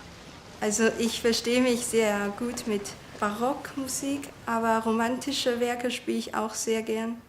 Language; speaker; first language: German; early bilingual, other home language; Chinese